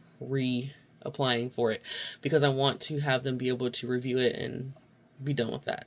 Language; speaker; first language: English; native; English